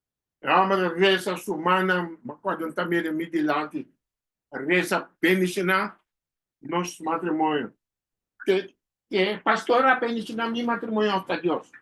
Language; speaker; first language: Portuguese; non-native, learner; Papiamento